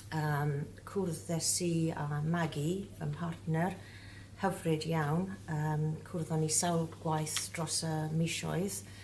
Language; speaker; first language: Welsh; non-native, local second language; English